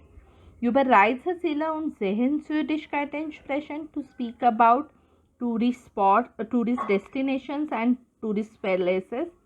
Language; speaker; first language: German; non-native, fluent; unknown